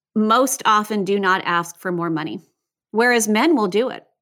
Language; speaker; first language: English; native; English